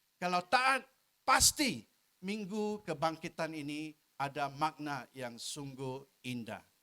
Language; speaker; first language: Malay; non-native, local second language; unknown